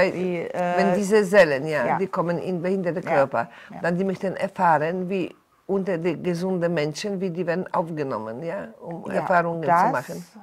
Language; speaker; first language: German; non-native, learner; Polish